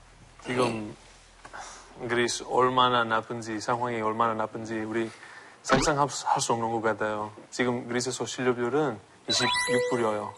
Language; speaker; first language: Korean; non-native, fluent; Greek